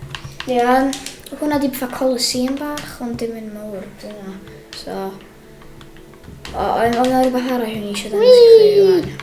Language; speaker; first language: Welsh; native; Welsh